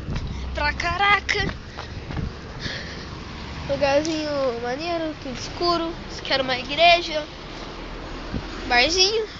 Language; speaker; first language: Portuguese; native; Portuguese